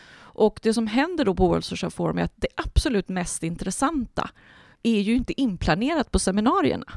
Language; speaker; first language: Swedish; early bilingual, other home language; Spanish